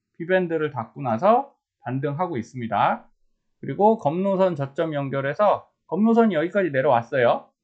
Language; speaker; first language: Korean; native; Korean